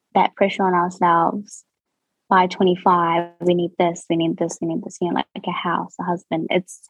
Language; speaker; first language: English; native; English